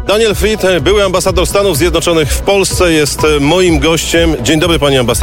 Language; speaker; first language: Polish; native; Polish